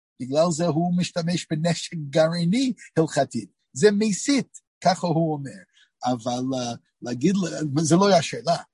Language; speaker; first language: Hebrew; non-native, fluent; English